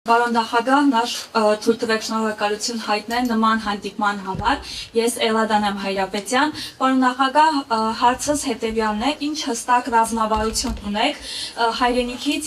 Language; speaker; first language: Armenian; native; Armenian